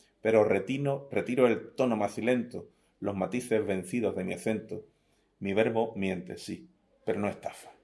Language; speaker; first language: Spanish; native; Spanish